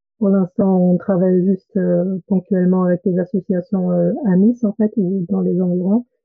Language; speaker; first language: French; non-native, fluent; German